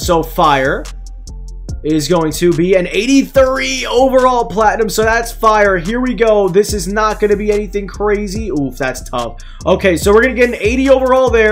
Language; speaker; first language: English; native; English